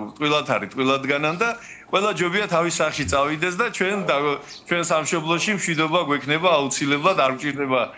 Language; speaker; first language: Georgian; native; Georgian